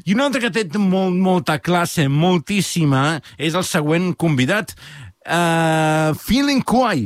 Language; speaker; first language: Catalan; native; Catalan